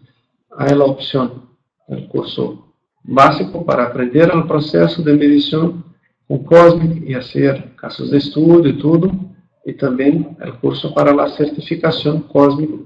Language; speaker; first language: Spanish; non-native, fluent; Portuguese